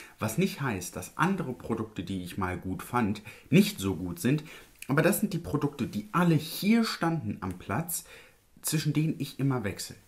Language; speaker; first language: German; early bilingual, other home language; Italian